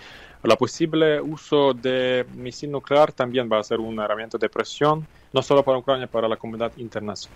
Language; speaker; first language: Spanish; non-native, fluent; Ukrainian